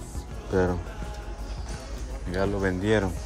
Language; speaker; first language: Spanish; native; Spanish